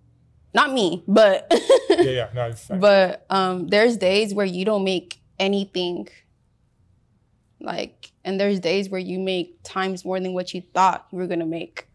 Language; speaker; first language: English; early bilingual, other home language; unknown